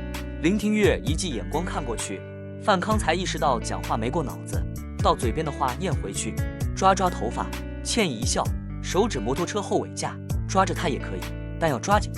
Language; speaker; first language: Chinese; native; Chinese